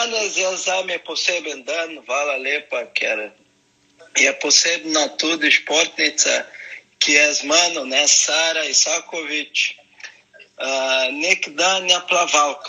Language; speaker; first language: Slovenian; non-native, learner; Portuguese